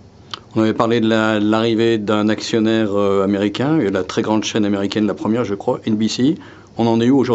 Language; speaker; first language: French; native; French